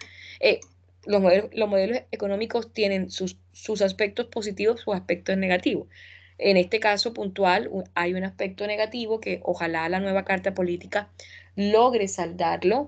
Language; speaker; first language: Spanish; native; Spanish